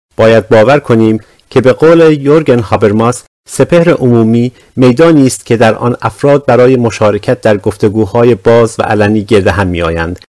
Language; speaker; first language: Persian; non-native, local second language; Azerbaijani